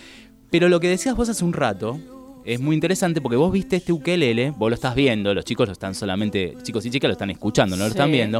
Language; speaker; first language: Spanish; native; Spanish